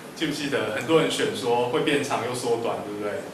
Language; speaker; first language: Chinese; native; Chinese